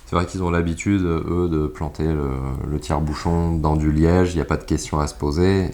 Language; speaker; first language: French; native; French